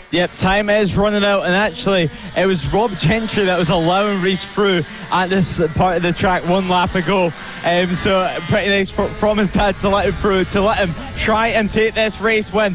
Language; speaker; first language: English; native; English